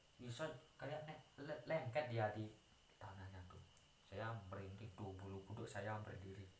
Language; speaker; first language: Indonesian; non-native, local second language; Balinese